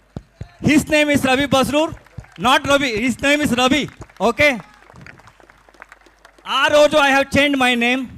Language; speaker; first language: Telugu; non-native, learner; Kannada